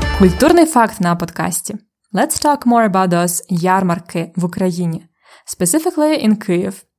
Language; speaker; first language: Ukrainian; native; Ukrainian